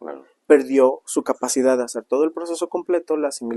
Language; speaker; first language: Spanish; native; Spanish